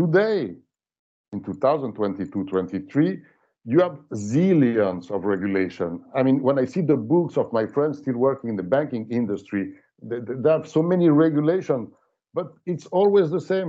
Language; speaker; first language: English; non-native, fluent; French